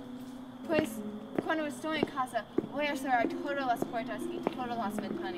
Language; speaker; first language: Spanish; non-native, learner; English